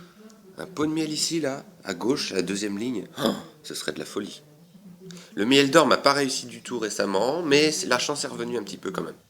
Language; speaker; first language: French; native; French